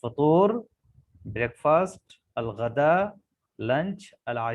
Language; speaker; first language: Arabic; non-native, fluent; Urdu